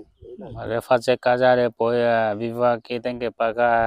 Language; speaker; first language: Portuguese; non-native, learner; Vietnamese